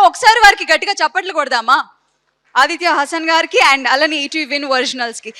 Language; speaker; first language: Telugu; native; Telugu